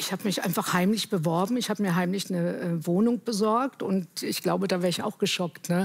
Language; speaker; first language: German; native; German